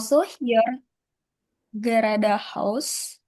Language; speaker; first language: German; non-native, learner; Indonesian